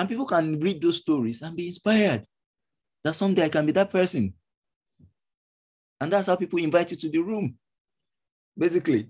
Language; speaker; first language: English; non-native, local second language; Yoruba